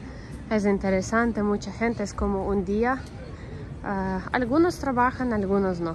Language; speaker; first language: Spanish; non-native, learner; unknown